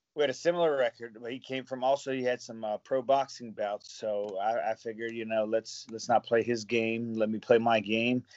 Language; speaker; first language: English; native; English